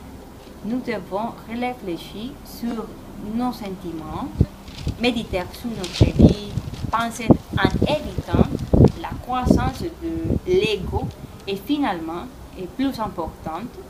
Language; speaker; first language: French; non-native, learner; Spanish